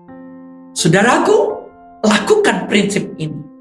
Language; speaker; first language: Indonesian; native; Indonesian